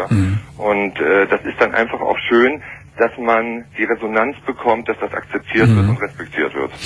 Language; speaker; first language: German; native; German